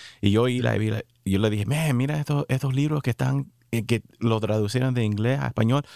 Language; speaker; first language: Spanish; early bilingual, heritage; Spanish